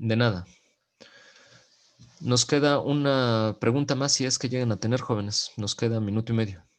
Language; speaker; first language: Spanish; native; Spanish